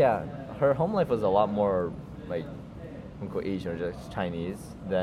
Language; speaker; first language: English; native; English